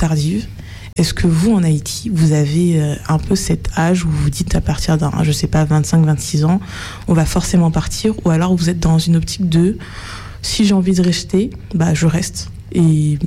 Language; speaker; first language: French; native; French